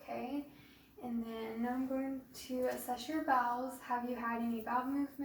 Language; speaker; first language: English; native; English